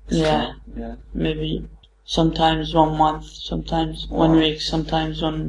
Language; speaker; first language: English; non-native, learner; Arabic